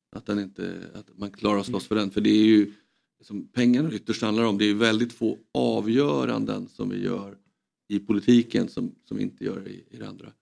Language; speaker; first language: Swedish; native; Swedish